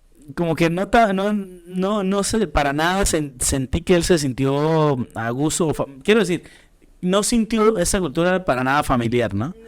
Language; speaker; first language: Spanish; native; Spanish